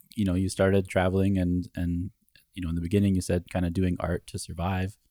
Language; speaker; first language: English; native; English